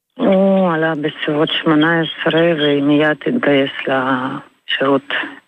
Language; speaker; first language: Hebrew; non-native, fluent; Russian